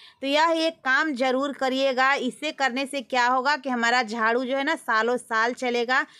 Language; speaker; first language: Hindi; native; Hindi